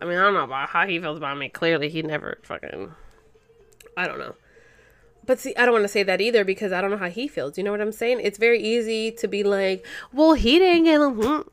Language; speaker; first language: English; early bilingual, other home language; Spanish